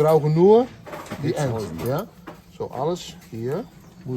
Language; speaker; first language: German; non-native, learner; Dutch